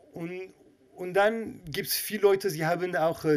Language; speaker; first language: German; non-native, learner; Hebrew